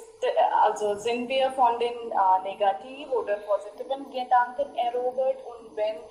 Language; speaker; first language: German; non-native, learner; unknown